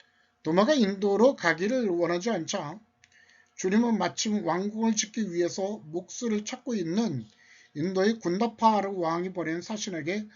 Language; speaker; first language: Korean; native; Korean